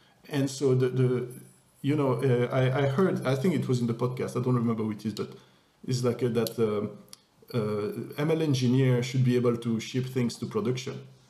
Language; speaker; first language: English; non-native, fluent; French